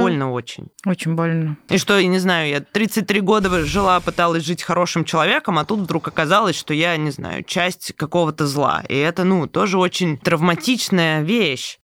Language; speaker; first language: Russian; native; Russian